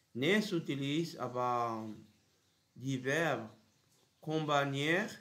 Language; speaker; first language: French; non-native, learner; Spanish